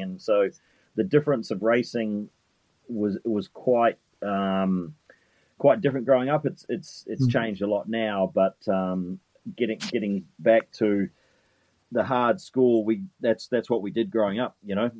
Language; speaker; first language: English; native; English